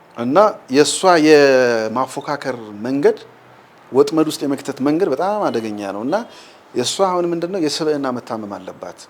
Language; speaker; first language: Amharic; native; Amharic